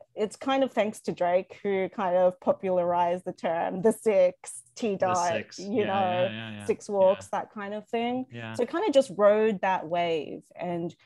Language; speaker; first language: English; native; English